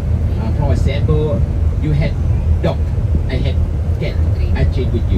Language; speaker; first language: English; non-native, learner; Vietnamese